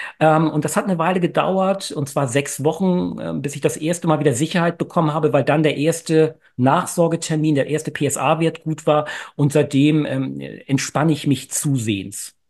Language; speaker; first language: German; native; German